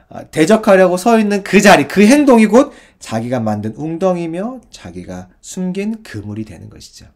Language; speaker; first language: Korean; native; Korean